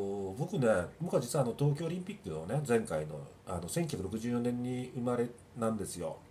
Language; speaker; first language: Japanese; native; Japanese